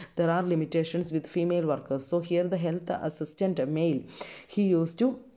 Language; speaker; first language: English; non-native, local second language; Malayalam